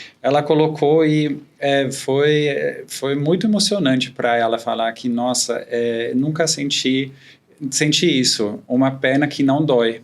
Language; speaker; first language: Portuguese; non-native, fluent; German